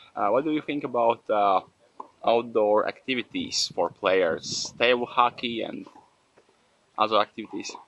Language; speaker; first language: English; non-native, learner; Latvian